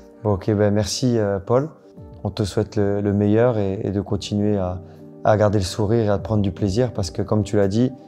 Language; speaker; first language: French; native; French